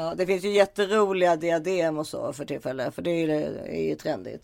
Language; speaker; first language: Swedish; native; Swedish